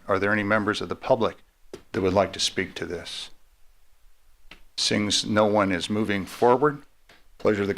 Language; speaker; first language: English; native; English